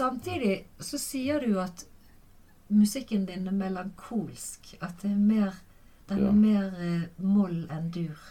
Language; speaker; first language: Norwegian; native; Norwegian